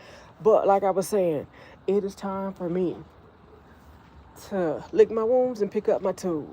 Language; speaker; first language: English; native; English